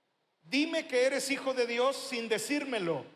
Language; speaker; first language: Spanish; native; Spanish